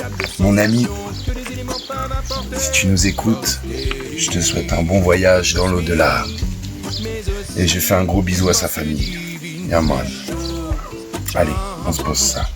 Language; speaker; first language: French; native; French